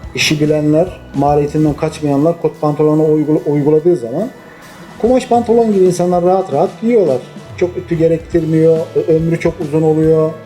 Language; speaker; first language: Turkish; native; Turkish